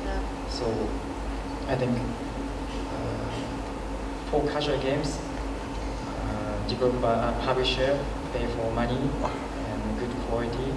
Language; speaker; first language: English; non-native, learner; Japanese